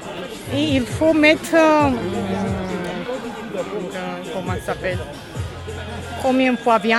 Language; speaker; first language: French; non-native, learner; Georgian